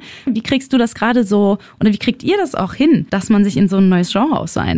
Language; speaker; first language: German; native; German